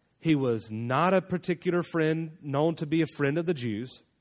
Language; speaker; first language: English; native; English